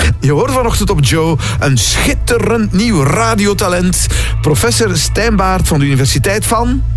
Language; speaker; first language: Dutch; native; Dutch